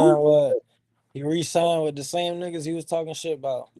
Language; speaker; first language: English; native; English